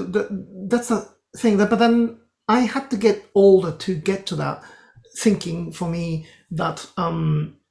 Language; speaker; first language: English; non-native, fluent; Japanese